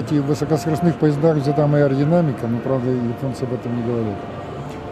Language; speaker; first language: Russian; native; Russian